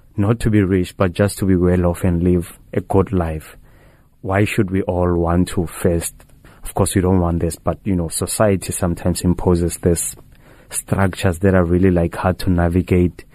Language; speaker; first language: English; non-native, local second language; Tswana